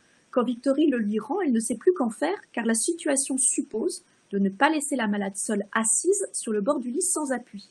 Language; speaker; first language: French; native; French